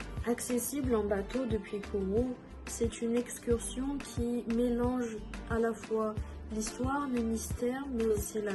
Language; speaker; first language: French; native; French